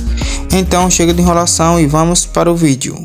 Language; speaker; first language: Portuguese; native; Portuguese